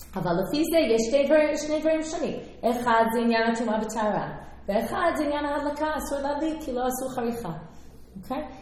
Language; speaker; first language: Hebrew; non-native, fluent; English